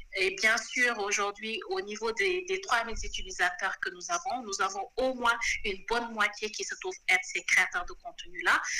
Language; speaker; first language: French; non-native, local second language; Wolof